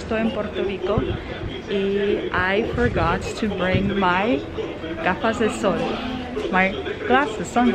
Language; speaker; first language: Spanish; non-native, learner; English